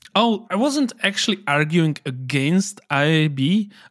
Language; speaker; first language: English; non-native, fluent; Slovak